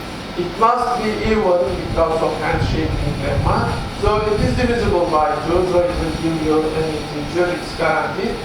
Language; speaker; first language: English; non-native, fluent; Turkish